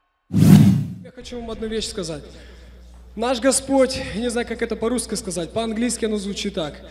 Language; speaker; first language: Russian; early bilingual, heritage; Russian